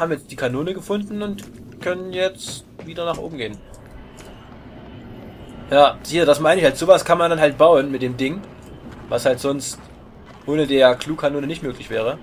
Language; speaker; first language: German; native; German